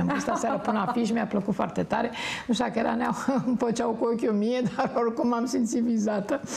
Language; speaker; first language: Romanian; native; Romanian